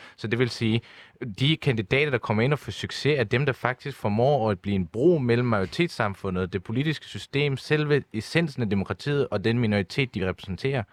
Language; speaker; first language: Danish; early bilingual, other home language; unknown